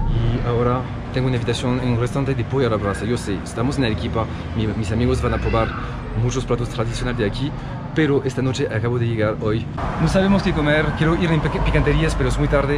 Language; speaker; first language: Spanish; non-native, fluent; French